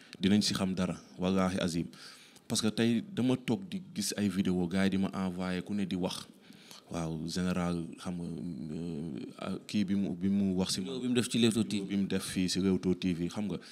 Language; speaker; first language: Wolof; non-native, local second language; Serer